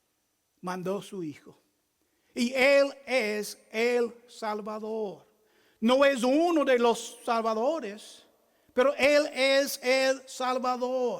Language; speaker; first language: Spanish; non-native, fluent; English